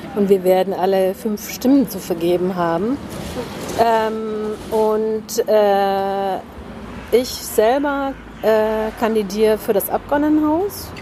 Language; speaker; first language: German; early bilingual, heritage; German